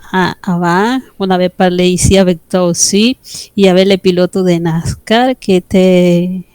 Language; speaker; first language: French; non-native, fluent; Spanish